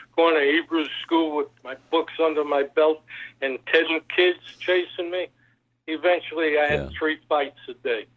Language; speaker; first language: English; native; English